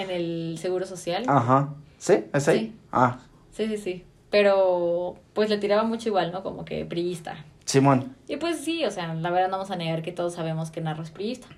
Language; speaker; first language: Spanish; native; Spanish